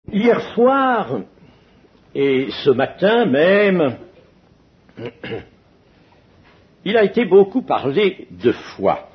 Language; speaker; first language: French; native; French